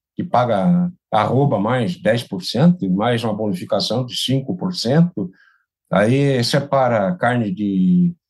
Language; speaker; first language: Portuguese; native; Portuguese